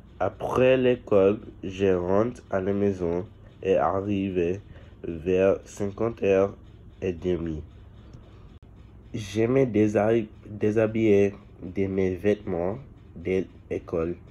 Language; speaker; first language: French; non-native, learner; English